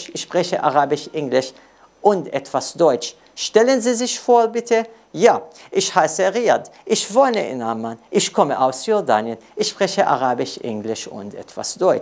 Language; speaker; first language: German; non-native, fluent; Arabic